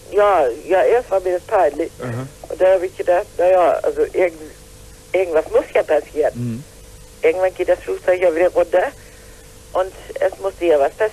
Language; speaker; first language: German; native; German